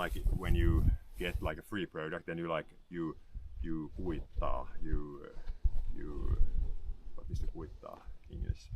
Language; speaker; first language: English; non-native, fluent; Swedish